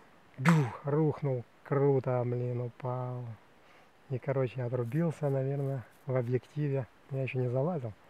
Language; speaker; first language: Russian; native; Russian